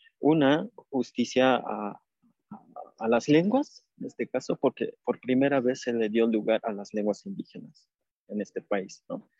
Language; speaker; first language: Spanish; non-native, local second language; Tzeltal